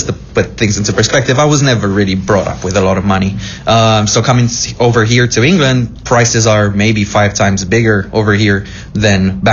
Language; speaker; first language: English; non-native, fluent; Romanian